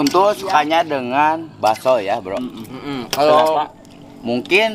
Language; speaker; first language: Indonesian; non-native, local second language; Sundanese